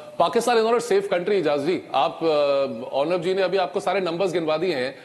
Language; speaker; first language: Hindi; native; Hindi